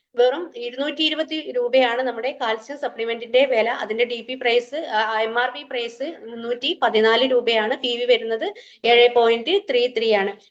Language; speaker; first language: Malayalam; native; Malayalam